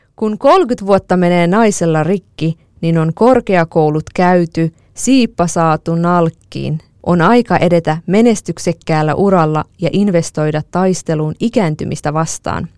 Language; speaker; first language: Finnish; early bilingual, other home language; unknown